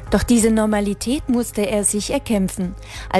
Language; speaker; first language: German; native; German